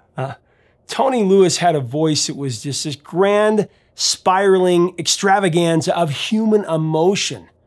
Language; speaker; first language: English; native; English